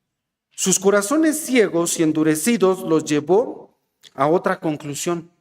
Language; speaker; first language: Spanish; native; Spanish